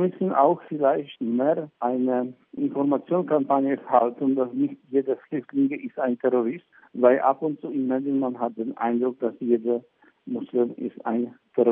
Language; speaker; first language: German; non-native, fluent; Polish